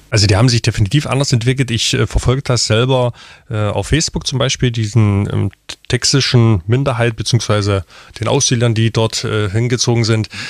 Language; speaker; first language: German; non-native, local second language; Upper Sorbian